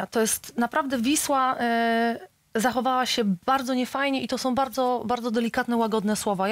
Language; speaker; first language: Polish; native; Polish